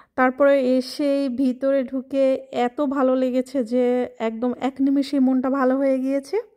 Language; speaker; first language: Bangla; native; Bangla